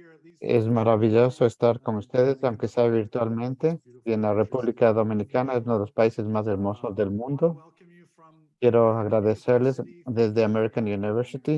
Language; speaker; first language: Spanish; non-native, fluent; English